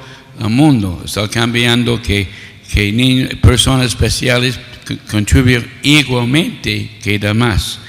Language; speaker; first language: Spanish; non-native, learner; English